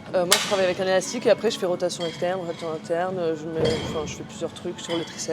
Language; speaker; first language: French; native; French